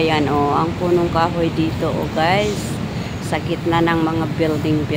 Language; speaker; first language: Filipino; native; Filipino